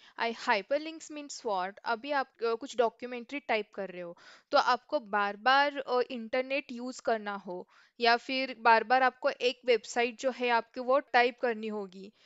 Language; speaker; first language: Hindi; non-native, local second language; Marathi